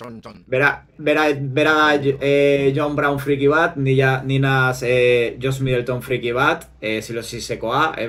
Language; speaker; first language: Basque; non-native, local second language; Spanish